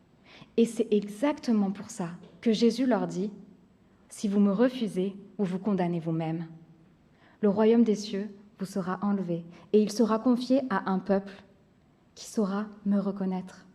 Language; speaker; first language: French; native; French